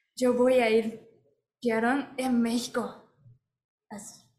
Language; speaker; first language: Spanish; non-native, fluent; Japanese